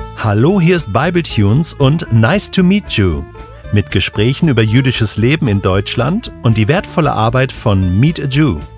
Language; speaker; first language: German; native; German